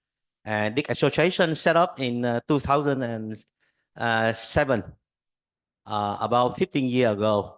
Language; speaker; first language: English; non-native, learner; Vietnamese